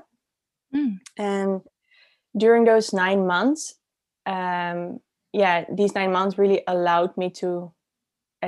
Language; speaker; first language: English; non-native, fluent; Dutch